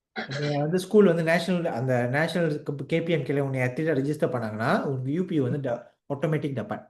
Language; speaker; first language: Tamil; native; Tamil